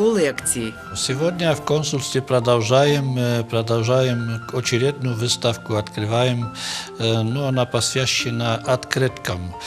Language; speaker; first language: Russian; non-native, learner; Polish